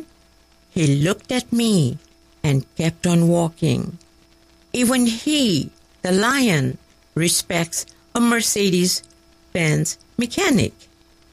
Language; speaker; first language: English; non-native, local second language; Kachhi